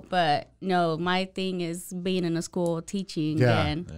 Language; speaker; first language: English; native; English